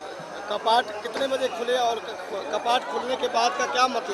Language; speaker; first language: Hindi; native; Hindi